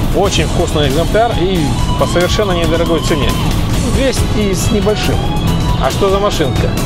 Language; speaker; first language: Russian; native; Russian